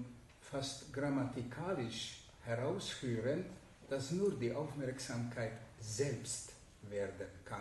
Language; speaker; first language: German; non-native, fluent; Hungarian